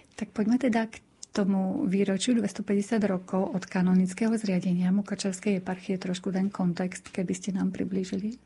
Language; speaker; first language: Slovak; native; Slovak